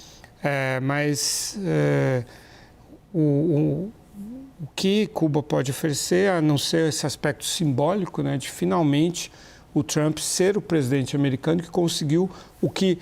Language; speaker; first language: Portuguese; native; Portuguese